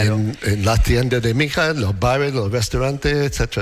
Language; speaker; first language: Spanish; non-native, learner; English